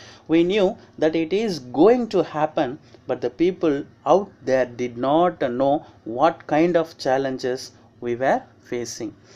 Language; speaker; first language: English; non-native, local second language; Tamil